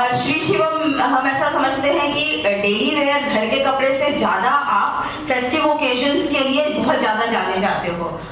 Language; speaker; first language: Hindi; native; Hindi